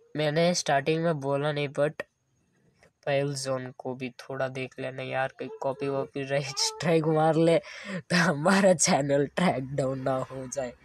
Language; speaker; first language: Hindi; native; Hindi